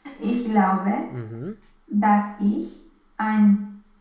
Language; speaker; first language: German; non-native, learner; Romanian